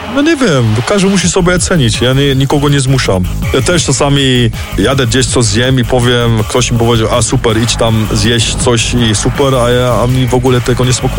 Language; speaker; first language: Polish; early bilingual, heritage; Polish